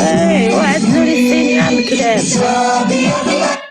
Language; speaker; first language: Arabic; native; Arabic